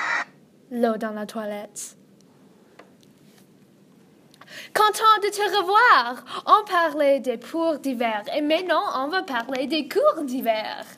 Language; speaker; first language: French; non-native, learner; English